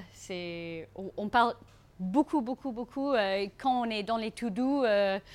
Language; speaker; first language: French; non-native, fluent; English